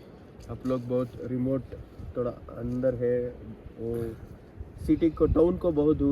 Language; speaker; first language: Hindi; non-native, local second language; Kannada